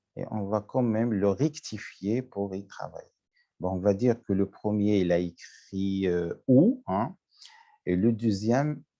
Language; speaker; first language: French; non-native, local second language; Arabic